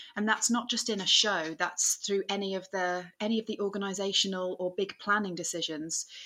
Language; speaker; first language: English; native; English